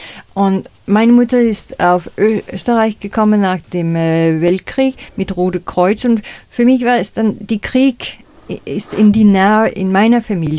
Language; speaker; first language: German; non-native, fluent; Danish